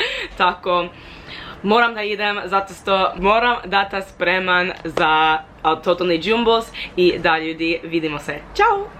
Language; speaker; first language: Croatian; non-native, learner; English